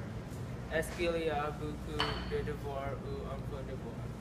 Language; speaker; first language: French; non-native, learner; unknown